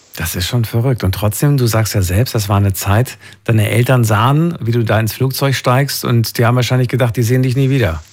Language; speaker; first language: German; native; German